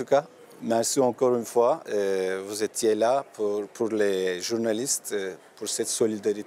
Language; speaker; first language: French; non-native, learner; Turkish